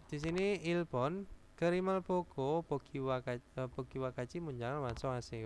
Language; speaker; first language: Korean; non-native, learner; Indonesian